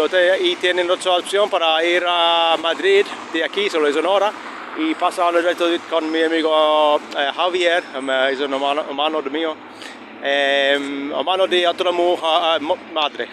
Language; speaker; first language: Spanish; non-native, learner; English